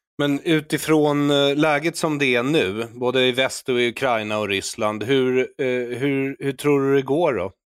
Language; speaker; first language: Swedish; native; Swedish